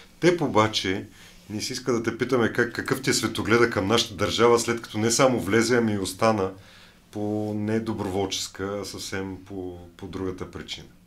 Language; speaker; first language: Bulgarian; native; Bulgarian